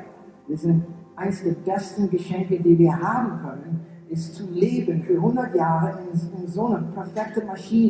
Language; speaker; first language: German; early bilingual, heritage; English